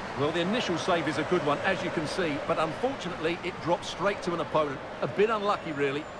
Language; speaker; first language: English; native; English